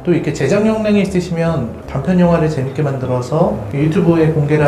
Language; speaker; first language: Korean; native; Korean